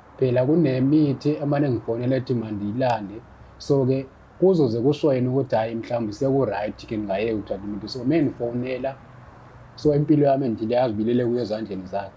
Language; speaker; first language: Zulu; non-native, local second language; Xhosa